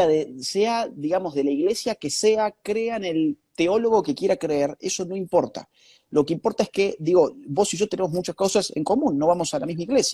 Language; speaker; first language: Spanish; native; Spanish